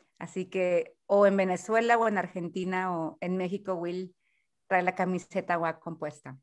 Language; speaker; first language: Spanish; native; Spanish